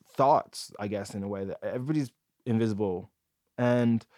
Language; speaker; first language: English; native; English